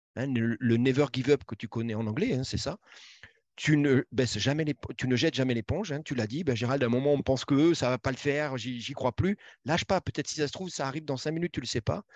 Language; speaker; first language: French; native; French